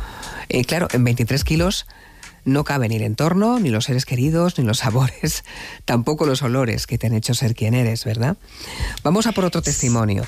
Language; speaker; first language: Spanish; native; Spanish